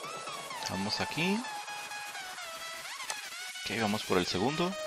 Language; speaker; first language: Spanish; native; Spanish